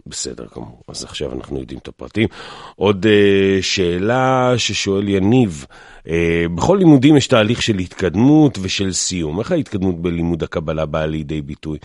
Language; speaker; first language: Hebrew; native; Hebrew